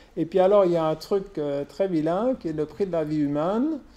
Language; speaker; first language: French; native; French